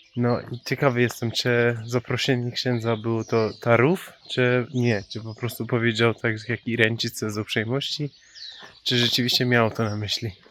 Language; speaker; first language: Polish; non-native, fluent; Persian